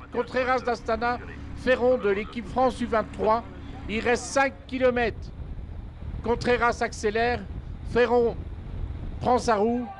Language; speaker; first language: French; native; French